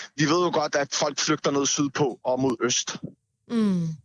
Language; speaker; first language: Danish; native; Danish